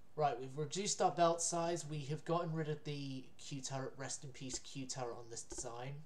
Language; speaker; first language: English; native; English